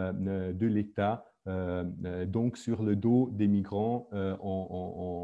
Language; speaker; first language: French; non-native, fluent; Italian